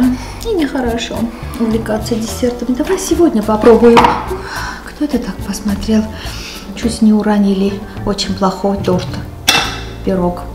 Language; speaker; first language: Russian; non-native, fluent; Armenian